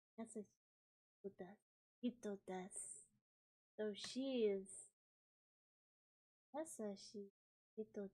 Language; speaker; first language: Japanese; non-native, learner; English